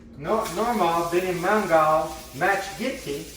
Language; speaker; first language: Turkish; non-native, learner; English